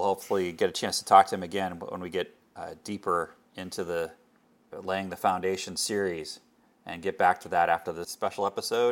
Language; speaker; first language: English; native; English